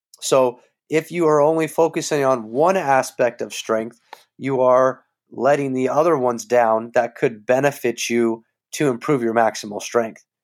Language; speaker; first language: English; native; English